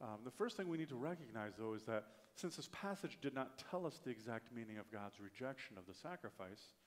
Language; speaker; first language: English; native; English